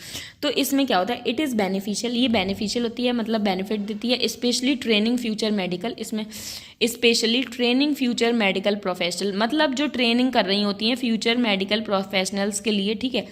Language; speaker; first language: Hindi; native; Hindi